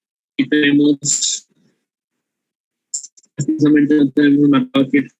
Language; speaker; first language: Spanish; native; Spanish